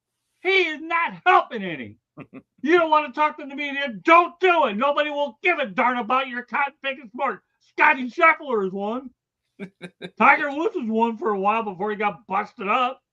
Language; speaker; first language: English; native; English